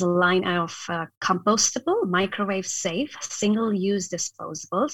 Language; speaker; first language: English; non-native, local second language; Hindi